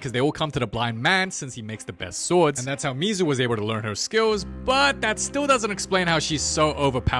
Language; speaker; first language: English; native; English